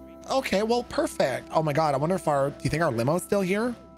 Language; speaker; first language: English; native; English